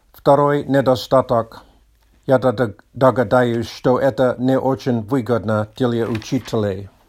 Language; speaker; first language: Russian; non-native, learner; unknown